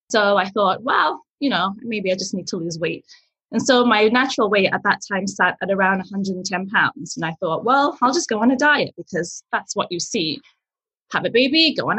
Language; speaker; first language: English; early bilingual, other home language; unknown